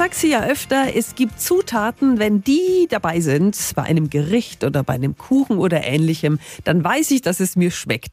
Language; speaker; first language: German; native; German